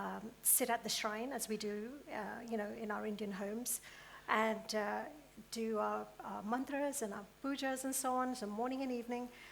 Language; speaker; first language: English; early bilingual, other home language; Gujarati